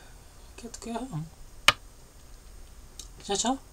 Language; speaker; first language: Korean; native; Korean